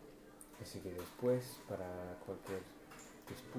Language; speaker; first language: Spanish; non-native, fluent; English